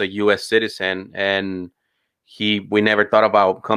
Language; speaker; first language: English; non-native, fluent; Spanish